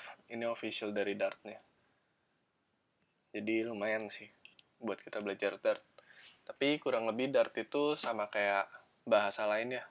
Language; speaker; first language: Indonesian; native; Indonesian